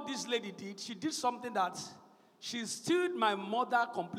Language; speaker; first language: English; non-native, local second language; Yoruba